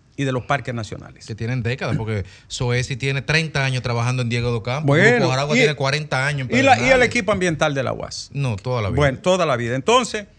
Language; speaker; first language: Spanish; native; Spanish